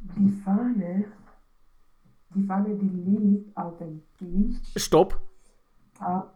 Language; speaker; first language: German; non-native, learner; Romanian